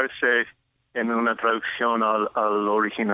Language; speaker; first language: Spanish; non-native, fluent; English